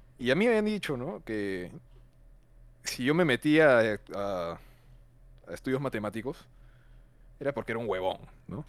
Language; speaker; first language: Spanish; native; Spanish